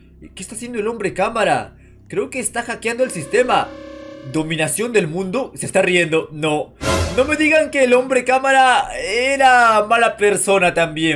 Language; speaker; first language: Spanish; native; Spanish